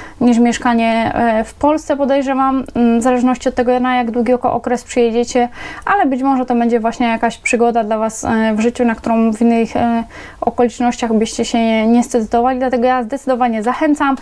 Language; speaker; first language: Polish; native; Polish